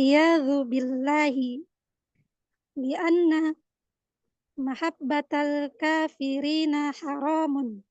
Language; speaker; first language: Arabic; non-native, learner; Indonesian